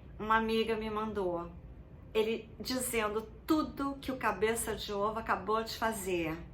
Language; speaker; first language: Portuguese; native; Portuguese